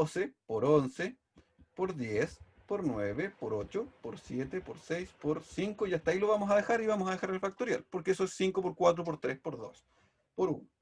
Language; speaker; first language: Spanish; native; Spanish